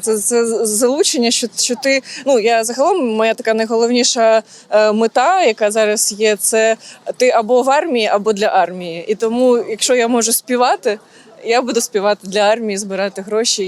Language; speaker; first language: Ukrainian; non-native, local second language; Russian